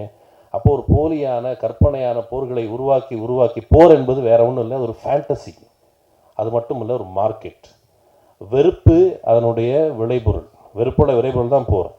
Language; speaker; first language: Tamil; native; Tamil